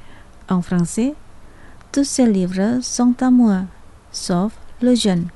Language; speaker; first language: French; non-native, fluent; Indonesian